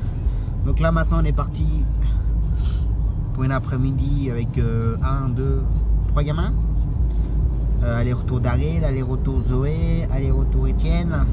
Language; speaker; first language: French; native; French